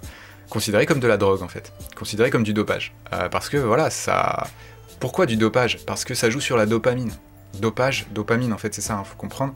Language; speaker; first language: French; native; French